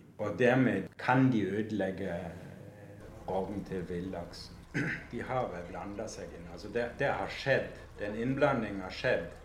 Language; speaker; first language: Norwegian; non-native, fluent; German